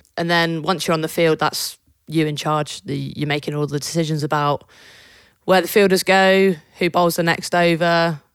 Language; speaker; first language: English; native; English